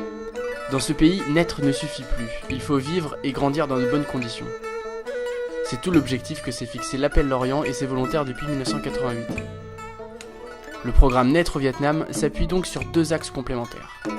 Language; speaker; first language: French; native; French